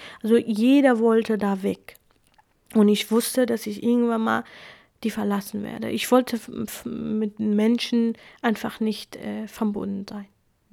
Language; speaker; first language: German; non-native, fluent; Kurdish